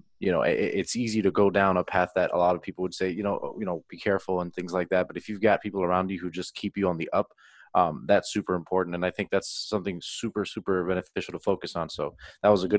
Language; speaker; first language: English; native; English